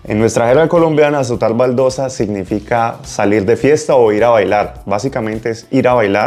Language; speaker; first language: Spanish; native; Spanish